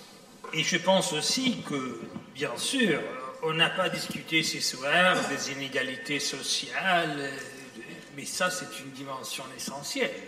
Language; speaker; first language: French; non-native, fluent; Italian